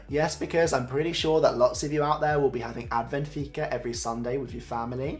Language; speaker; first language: English; native; English